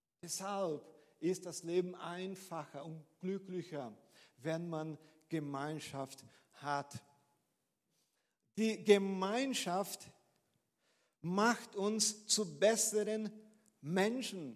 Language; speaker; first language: German; non-native, fluent; Portuguese